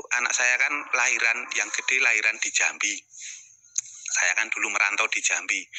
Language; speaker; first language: Indonesian; non-native, local second language; Javanese